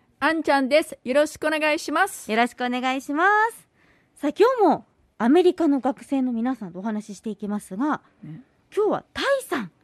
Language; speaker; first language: Japanese; native; Japanese